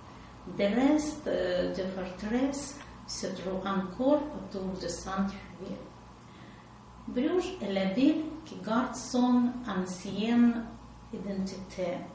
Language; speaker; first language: French; non-native, learner; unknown